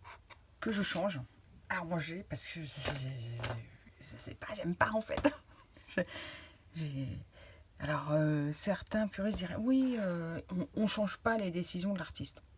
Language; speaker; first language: French; native; French